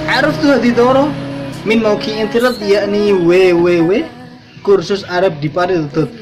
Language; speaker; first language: Arabic; non-native, learner; Indonesian